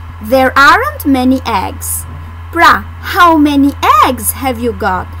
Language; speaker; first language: English; non-native, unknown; Albanian